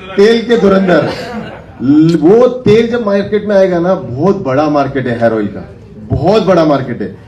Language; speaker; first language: Hindi; non-native, local second language; Marathi